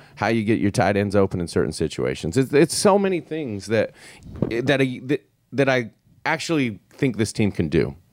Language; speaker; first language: English; native; English